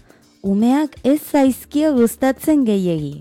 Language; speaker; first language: Basque; non-native, learner; Spanish